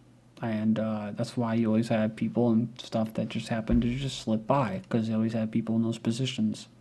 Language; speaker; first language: English; native; English